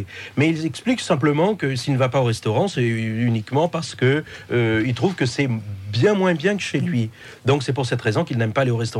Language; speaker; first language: French; native; French